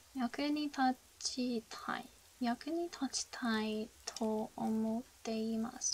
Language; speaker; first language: Japanese; non-native, learner; English